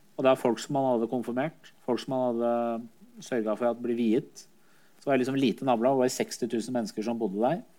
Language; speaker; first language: Norwegian; early bilingual, other home language; Persian